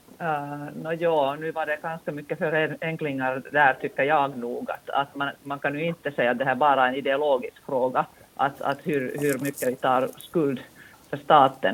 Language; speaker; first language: Swedish; non-native, local second language; Finnish